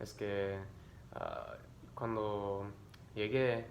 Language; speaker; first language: Spanish; early bilingual, other home language; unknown